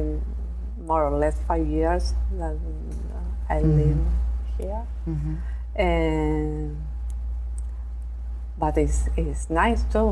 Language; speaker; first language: English; non-native, learner; Spanish